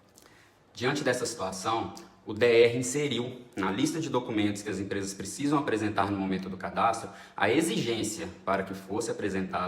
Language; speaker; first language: Portuguese; native; Portuguese